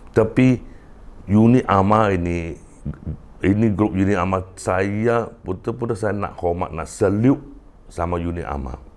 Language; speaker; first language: Malay; non-native, local second language; Cantonese